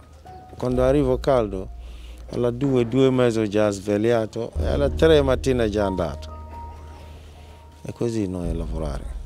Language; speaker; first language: Italian; non-native, learner; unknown